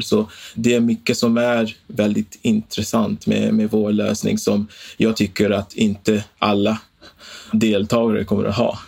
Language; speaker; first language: Swedish; non-native, fluent; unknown